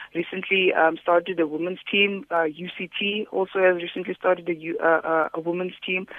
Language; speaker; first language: English; non-native, local second language; Xhosa